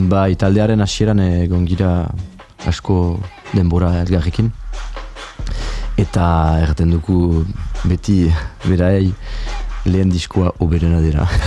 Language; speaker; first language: Basque; non-native, fluent; French